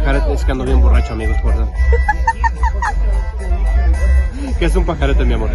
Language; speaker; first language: Spanish; native; Spanish